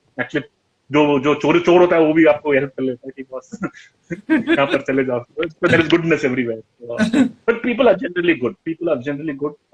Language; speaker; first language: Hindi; non-native, local second language; Tamil